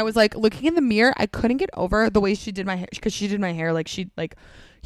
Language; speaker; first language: English; native; English